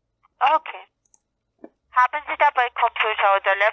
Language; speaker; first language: German; non-native, learner; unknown